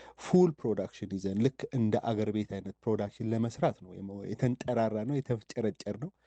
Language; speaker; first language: Amharic; native; Amharic